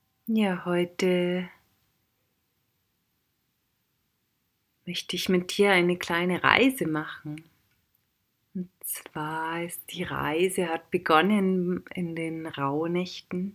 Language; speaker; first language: German; native; German